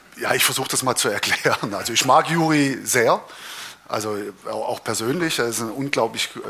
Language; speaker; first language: German; native; German